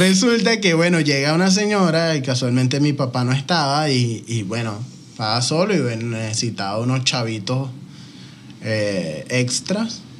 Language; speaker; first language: Spanish; native; Spanish